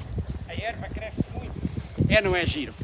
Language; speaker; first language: Portuguese; native; Portuguese